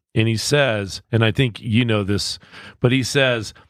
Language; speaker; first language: English; native; English